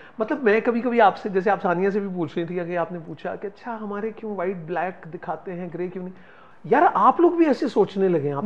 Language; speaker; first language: Urdu; non-native, local second language; Punjabi